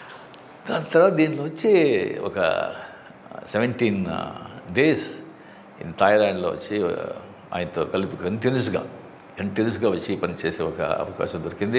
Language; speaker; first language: Telugu; non-native, local second language; Marathi